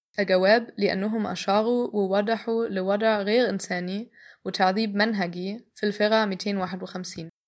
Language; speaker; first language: Arabic; non-native, fluent; German